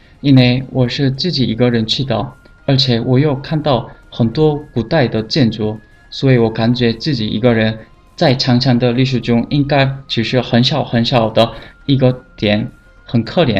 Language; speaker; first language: Chinese; non-native, fluent; Korean